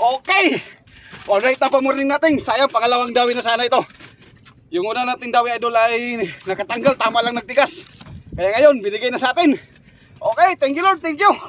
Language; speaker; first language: Filipino; native; Filipino